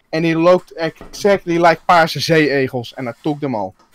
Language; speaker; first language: English; non-native, fluent; Dutch